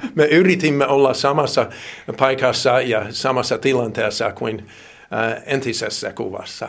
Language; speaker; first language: Finnish; non-native, fluent; English